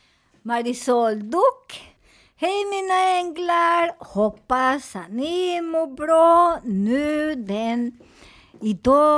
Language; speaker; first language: Swedish; non-native, fluent; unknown